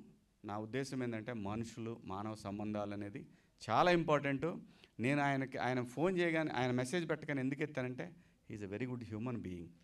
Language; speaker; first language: Telugu; native; Telugu